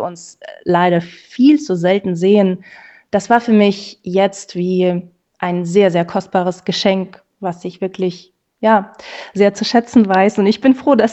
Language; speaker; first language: German; non-native, fluent; Russian